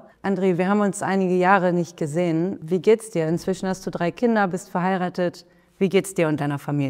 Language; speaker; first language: German; native; German